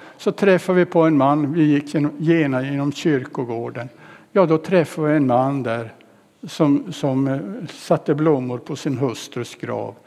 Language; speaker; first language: Swedish; native; Swedish